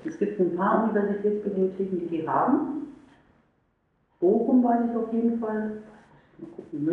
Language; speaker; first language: German; native; German